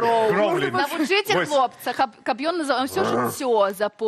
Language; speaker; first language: Belarusian; native; Belarusian